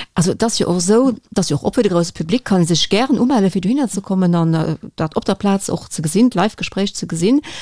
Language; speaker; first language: Luxembourgish; native; Luxembourgish